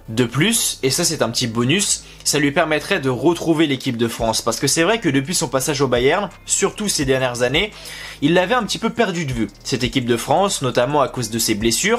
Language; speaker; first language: French; native; French